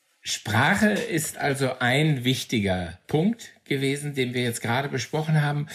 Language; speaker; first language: German; native; German